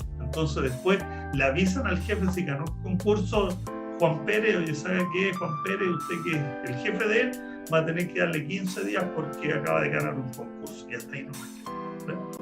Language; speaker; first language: Spanish; native; Spanish